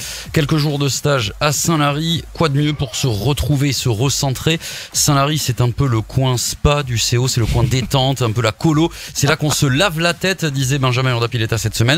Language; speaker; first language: French; native; French